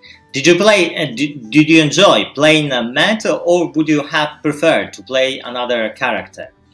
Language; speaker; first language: English; non-native, fluent; Italian